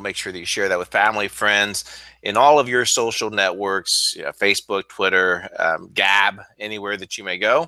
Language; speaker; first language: English; native; English